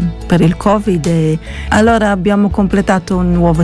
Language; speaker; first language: Italian; non-native, fluent; Hebrew